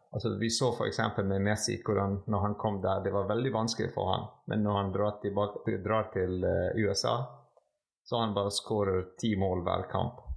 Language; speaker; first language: Norwegian; non-native, fluent; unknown